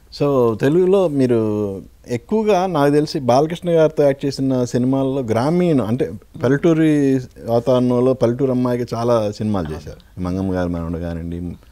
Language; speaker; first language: Telugu; native; Telugu